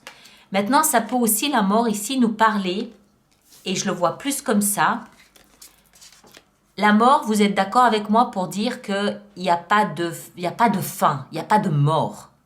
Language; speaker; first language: French; native; French